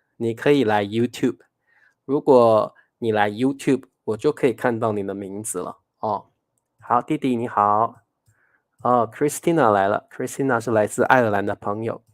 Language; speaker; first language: Chinese; native; Chinese